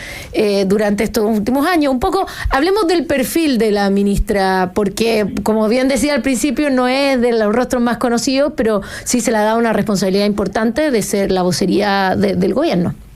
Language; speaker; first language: Spanish; native; Spanish